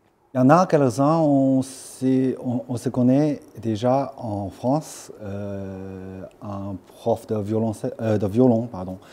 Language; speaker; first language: French; non-native, fluent; Chinese